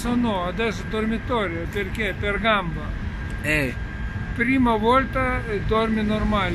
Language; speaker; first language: Italian; non-native, learner; Lithuanian